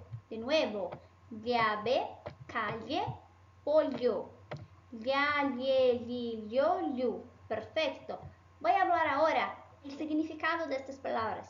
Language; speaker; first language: Spanish; non-native, fluent; Portuguese